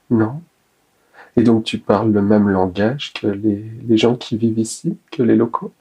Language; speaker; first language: French; native; French